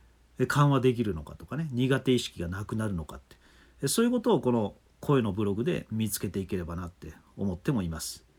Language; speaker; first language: Japanese; native; Japanese